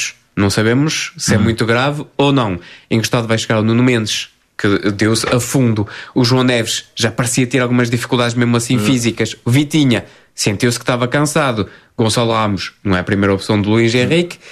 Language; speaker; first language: Portuguese; native; Portuguese